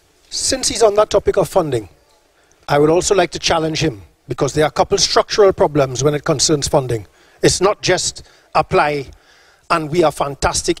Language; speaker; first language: English; early bilingual, other home language; Norwegian